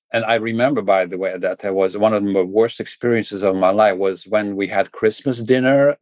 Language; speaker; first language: English; non-native, fluent; Dutch